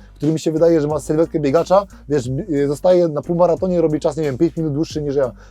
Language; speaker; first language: Polish; native; Polish